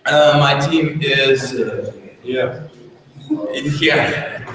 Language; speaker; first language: English; non-native, fluent; Lithuanian